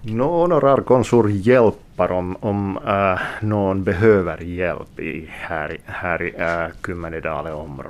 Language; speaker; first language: Swedish; non-native, local second language; Finnish